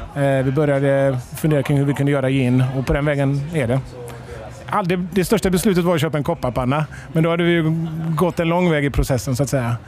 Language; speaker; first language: Swedish; native; Swedish